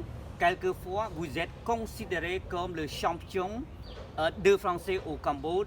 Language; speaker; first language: French; non-native, fluent; Khmer